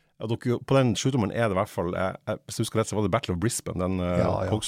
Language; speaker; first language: Norwegian; native; Norwegian